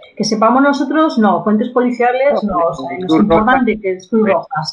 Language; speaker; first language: Spanish; native; Spanish